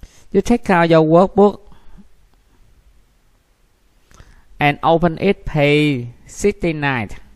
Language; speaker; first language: English; non-native, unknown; Vietnamese